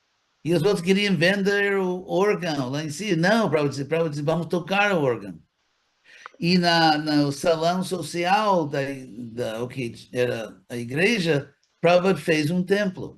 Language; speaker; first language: Portuguese; non-native, fluent; English